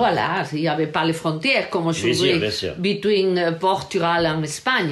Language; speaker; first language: French; non-native, learner; Galician